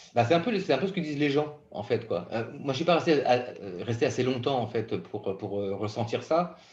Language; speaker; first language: French; native; French